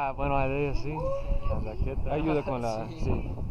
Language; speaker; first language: Spanish; non-native, learner; English